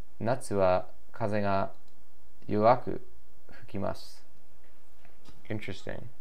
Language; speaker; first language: Japanese; non-native, learner; English